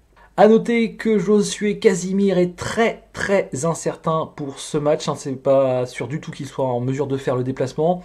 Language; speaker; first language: French; native; French